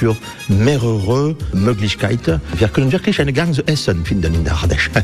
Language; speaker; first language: German; non-native, fluent; French